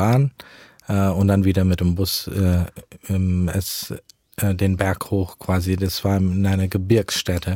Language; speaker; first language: German; early bilingual, heritage; German